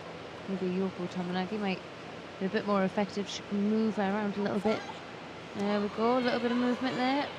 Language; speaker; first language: English; native; English